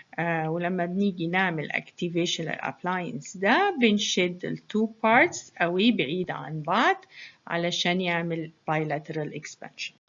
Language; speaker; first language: Arabic; native; Arabic